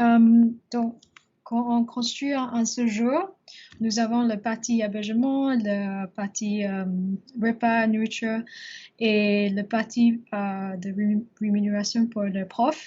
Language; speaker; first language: French; non-native, learner; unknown